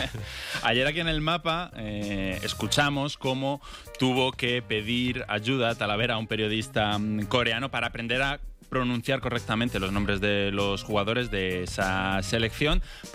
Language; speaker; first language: Spanish; native; Spanish